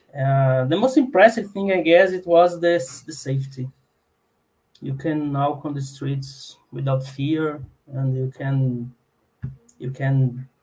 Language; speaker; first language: English; non-native, learner; Portuguese